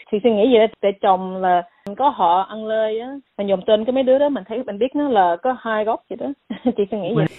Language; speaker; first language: Vietnamese; early bilingual, heritage; Vietnamese